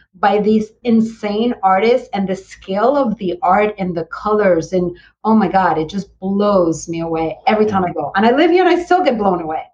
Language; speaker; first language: English; early bilingual, other home language; Spanish